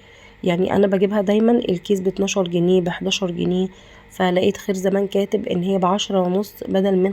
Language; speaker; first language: Arabic; native; Arabic